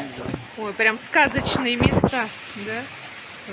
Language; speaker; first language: Russian; native; Russian